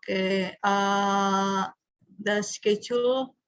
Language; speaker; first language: English; non-native, fluent; Indonesian